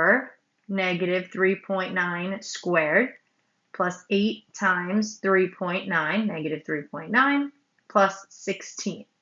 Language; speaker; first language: English; native; English